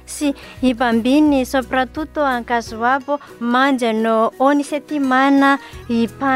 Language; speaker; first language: Italian; non-native, learner; Malagasy